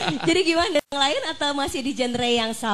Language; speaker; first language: Indonesian; native; Indonesian